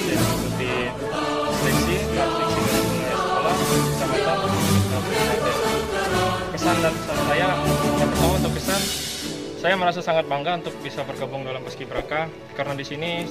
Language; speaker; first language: Indonesian; native; Indonesian